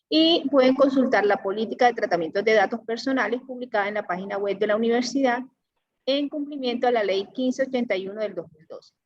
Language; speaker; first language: Spanish; native; Spanish